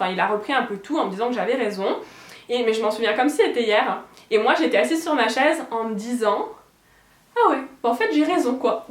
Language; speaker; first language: French; native; French